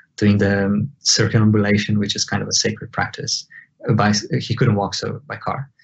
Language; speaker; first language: English; non-native, fluent; Portuguese